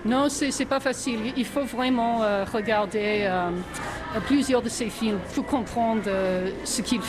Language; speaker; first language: French; non-native, fluent; English